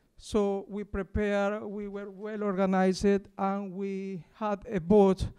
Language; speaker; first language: English; non-native, fluent; Spanish